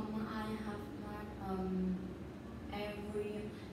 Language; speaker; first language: English; non-native, learner; Vietnamese